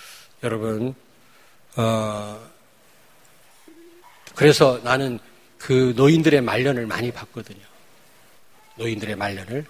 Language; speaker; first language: Korean; native; Korean